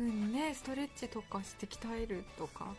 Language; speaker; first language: Japanese; native; Japanese